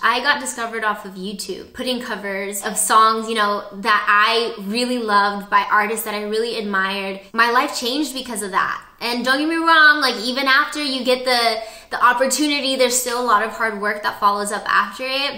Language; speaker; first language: English; early bilingual, other home language; Spanish